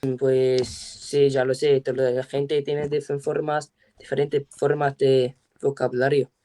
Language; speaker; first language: Spanish; non-native, learner; English